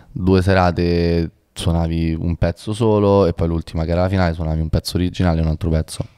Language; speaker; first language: Italian; native; Italian